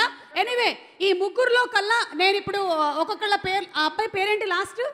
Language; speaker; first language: Telugu; native; Telugu